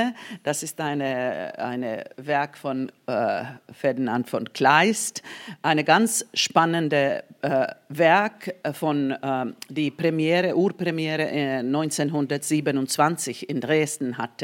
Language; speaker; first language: German; non-native, fluent; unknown